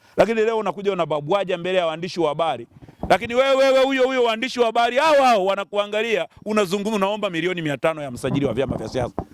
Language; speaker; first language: Swahili; native; Swahili